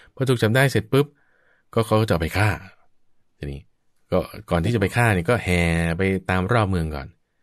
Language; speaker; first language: Thai; native; Thai